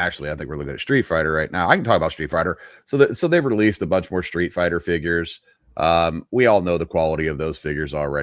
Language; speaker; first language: English; native; English